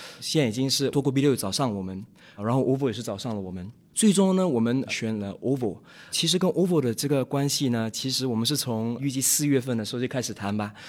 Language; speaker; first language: Chinese; native; Chinese